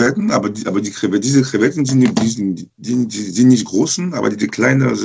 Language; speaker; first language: German; non-native, learner; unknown